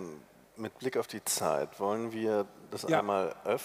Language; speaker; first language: German; native; German